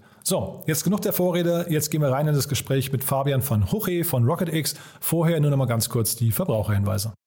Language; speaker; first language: German; native; German